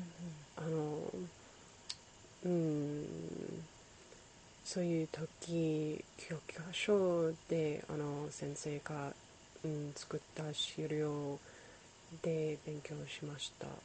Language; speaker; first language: Japanese; non-native, learner; English